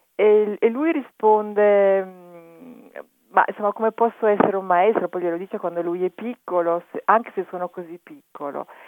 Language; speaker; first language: Italian; native; Italian